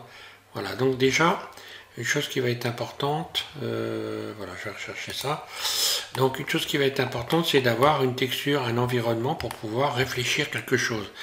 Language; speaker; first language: French; native; French